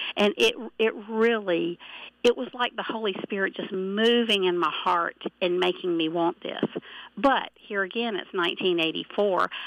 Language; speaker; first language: English; native; English